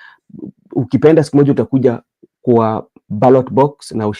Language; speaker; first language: Swahili; non-native, local second language; Luo (Kenya and Tanzania)